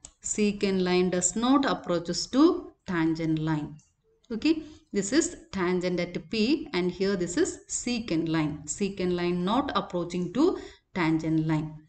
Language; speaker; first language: English; non-native, local second language; Malayalam